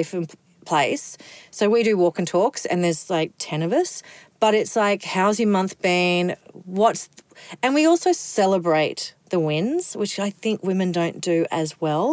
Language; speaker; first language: English; native; English